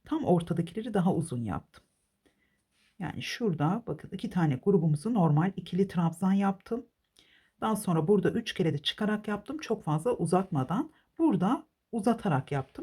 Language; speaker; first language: Turkish; native; Turkish